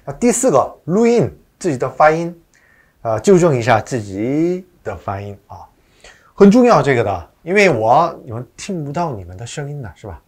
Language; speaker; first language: Chinese; non-native, fluent; Korean